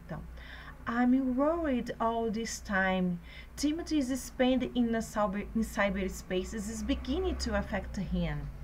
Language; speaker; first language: English; non-native, fluent; Portuguese